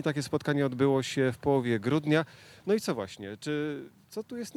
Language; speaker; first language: Polish; native; Polish